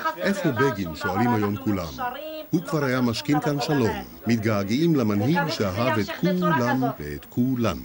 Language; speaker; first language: Hebrew; native; Hebrew